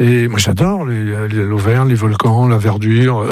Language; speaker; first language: French; native; French